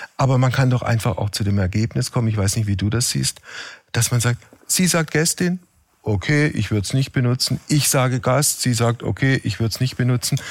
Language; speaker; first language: German; native; German